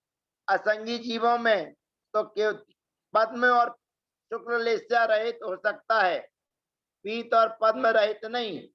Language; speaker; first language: Hindi; native; Hindi